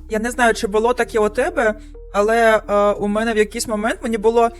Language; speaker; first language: Ukrainian; non-native, local second language; Russian